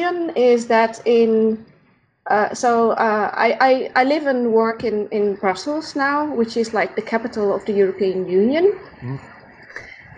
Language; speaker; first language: English; non-native, fluent; Dutch